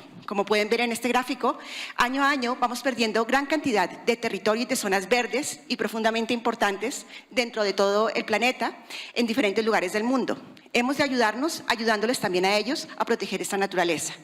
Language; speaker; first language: Spanish; native; Spanish